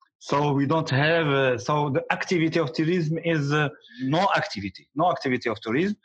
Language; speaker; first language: English; non-native, learner; Arabic